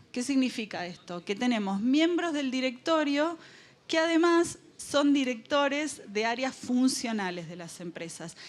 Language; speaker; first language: Spanish; native; Spanish